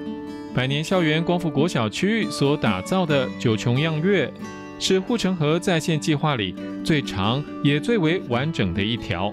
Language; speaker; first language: Chinese; native; Chinese